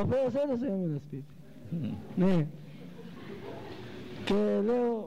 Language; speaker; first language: Greek; non-native, local second language; Russian